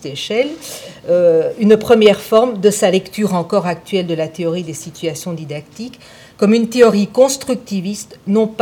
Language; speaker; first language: French; native; French